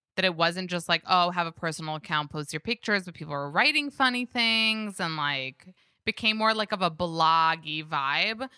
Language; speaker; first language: English; early bilingual, other home language; Hebrew